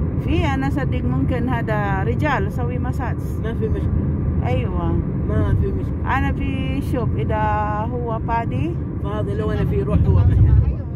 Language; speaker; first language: Arabic; non-native, learner; Filipino